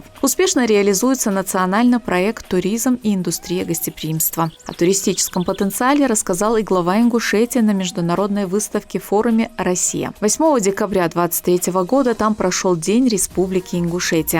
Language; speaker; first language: Russian; native; Russian